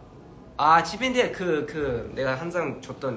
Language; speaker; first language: Korean; early bilingual, heritage; Korean